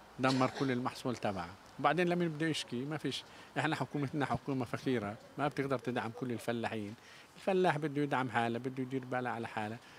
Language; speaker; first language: Arabic; native; Arabic